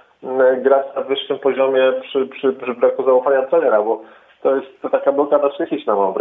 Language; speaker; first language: Polish; native; Polish